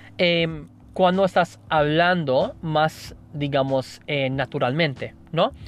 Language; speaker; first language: Spanish; non-native, fluent; English